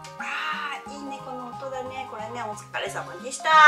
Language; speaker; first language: Japanese; native; Japanese